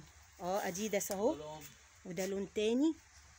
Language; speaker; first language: Arabic; native; Arabic